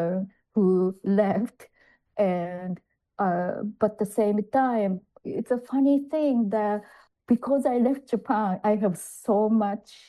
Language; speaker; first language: English; non-native, fluent; Japanese